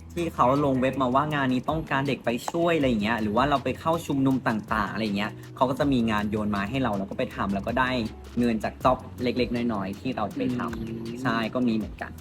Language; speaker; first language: Thai; non-native, local second language; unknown